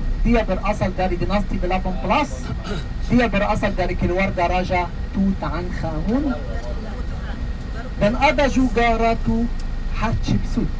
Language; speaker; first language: Indonesian; non-native, fluent; Arabic